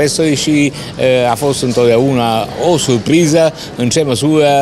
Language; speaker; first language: Romanian; non-native, fluent; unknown